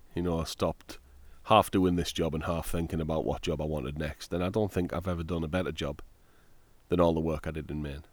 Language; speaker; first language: English; native; English